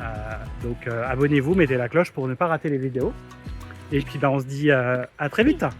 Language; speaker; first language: French; native; French